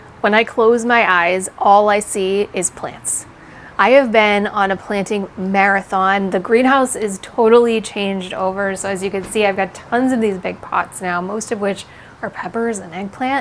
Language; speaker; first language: English; native; English